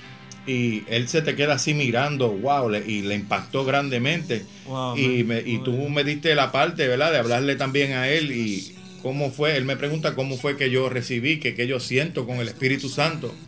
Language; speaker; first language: Spanish; native; Spanish